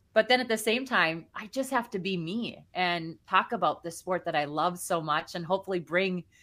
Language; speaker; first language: English; native; English